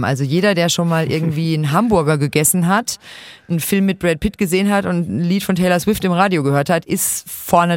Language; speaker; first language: German; native; German